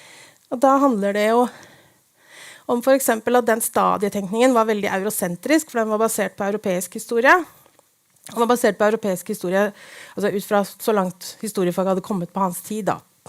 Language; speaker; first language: Norwegian; native; Norwegian